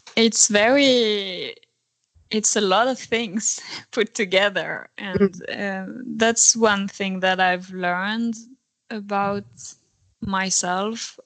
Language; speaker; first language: English; non-native, fluent; French